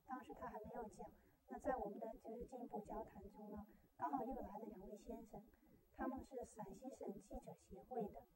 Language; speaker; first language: Chinese; native; Chinese